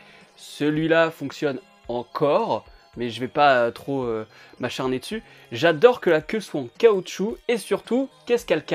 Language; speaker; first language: French; native; French